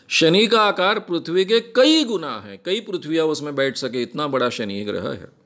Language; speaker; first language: Hindi; native; Hindi